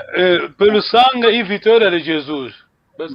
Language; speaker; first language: Portuguese; non-native, local second language; Kongo